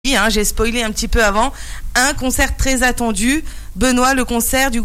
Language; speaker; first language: French; native; French